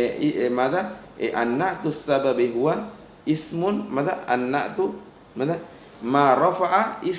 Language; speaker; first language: Arabic; non-native, fluent; Indonesian